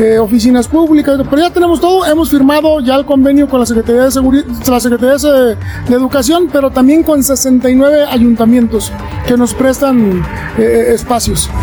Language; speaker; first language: Spanish; native; Spanish